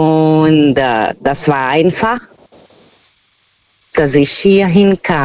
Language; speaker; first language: German; non-native, fluent; Portuguese